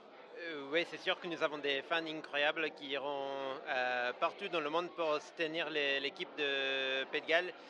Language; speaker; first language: French; non-native, fluent; English